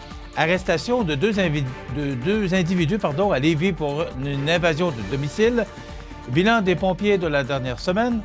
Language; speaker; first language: French; native; French